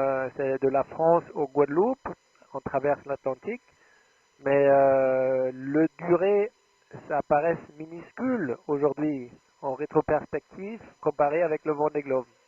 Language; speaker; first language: French; non-native, fluent; German